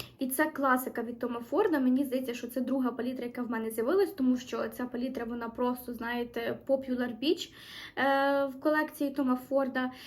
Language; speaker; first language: Ukrainian; non-native, local second language; Russian